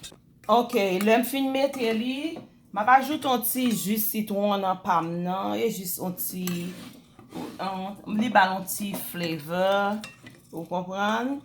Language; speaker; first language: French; non-native, learner; Haitian Creole